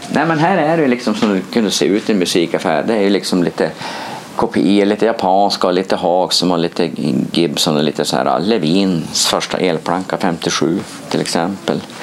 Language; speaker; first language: Swedish; native; Swedish